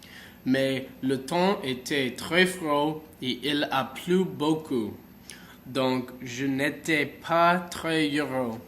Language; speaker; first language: French; non-native, learner; English